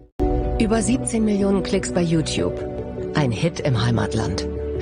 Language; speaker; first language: German; native; German